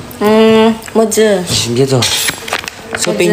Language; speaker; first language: Vietnamese; non-native, learner; Indonesian